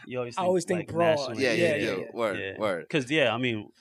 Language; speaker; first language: English; native; English